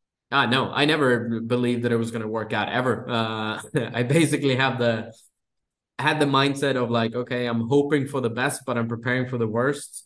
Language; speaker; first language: English; non-native, fluent; Swedish